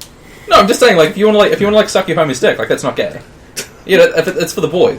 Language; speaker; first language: English; native; English